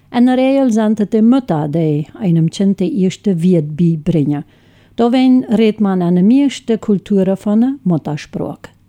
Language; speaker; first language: German; non-native, local second language; Low German